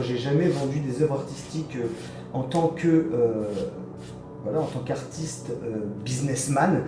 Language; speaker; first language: French; native; French